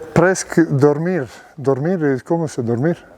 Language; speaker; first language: French; non-native, learner; Serbian